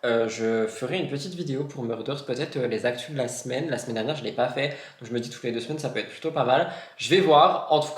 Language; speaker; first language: French; native; French